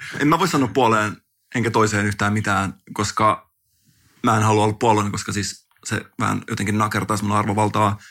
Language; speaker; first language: Finnish; native; Finnish